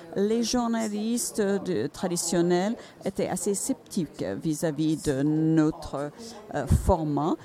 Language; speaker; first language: French; non-native, fluent; Finnish